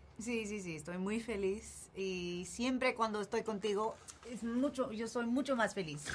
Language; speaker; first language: Spanish; non-native, fluent; English